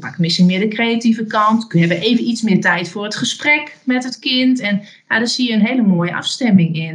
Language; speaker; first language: Dutch; native; Dutch